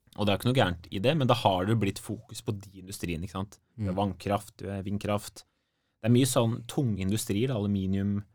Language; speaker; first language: Norwegian; native; Norwegian